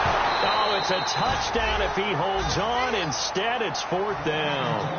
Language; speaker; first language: English; native; English